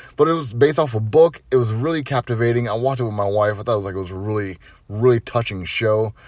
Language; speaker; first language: English; native; English